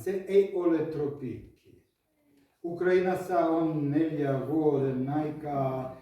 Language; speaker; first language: Finnish; non-native, learner; Ukrainian